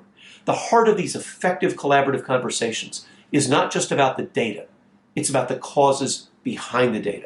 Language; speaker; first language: English; native; English